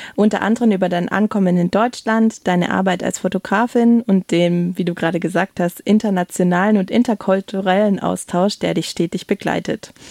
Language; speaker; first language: German; native; German